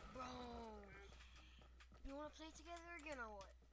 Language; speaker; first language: English; native; English